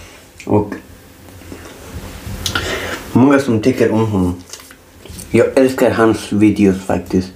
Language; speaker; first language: Swedish; non-native, learner; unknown